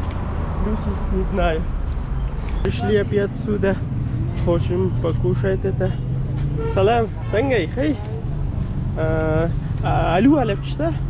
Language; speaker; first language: Russian; non-native, learner; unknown